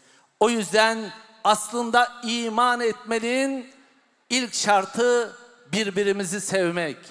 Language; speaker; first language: Turkish; native; Turkish